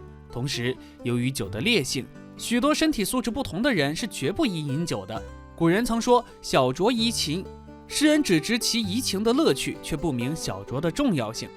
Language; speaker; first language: Chinese; native; Chinese